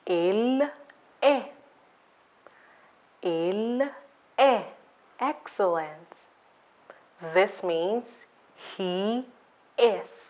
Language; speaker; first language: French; non-native, fluent; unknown